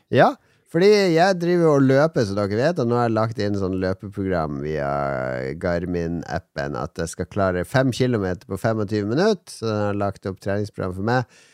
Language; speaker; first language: Norwegian; native; Norwegian